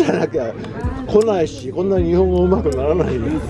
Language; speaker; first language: Japanese; native; Japanese